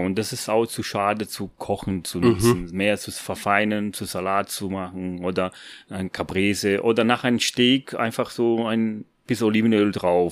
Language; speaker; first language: German; non-native, fluent; Italian